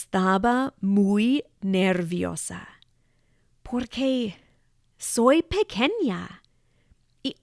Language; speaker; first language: Spanish; non-native, fluent; English